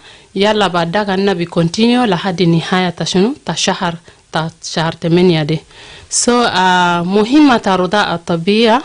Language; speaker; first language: Arabic; non-native, local second language; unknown